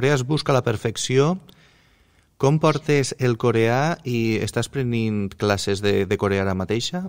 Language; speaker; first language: Catalan; native; Catalan